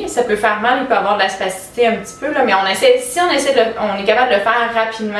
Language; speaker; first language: French; native; French